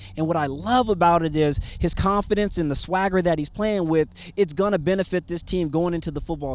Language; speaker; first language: English; native; English